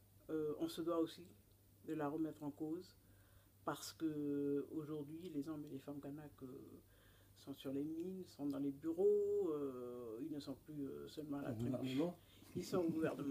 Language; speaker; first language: French; non-native, local second language; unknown